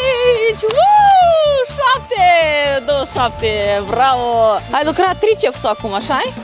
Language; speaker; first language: Romanian; native; Romanian